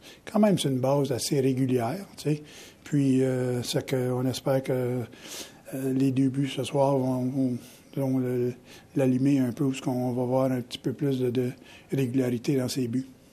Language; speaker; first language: French; native; French